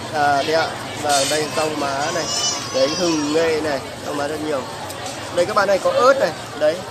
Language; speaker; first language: Vietnamese; native; Vietnamese